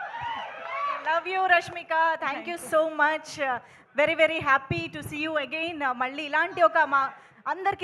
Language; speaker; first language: Telugu; native; Telugu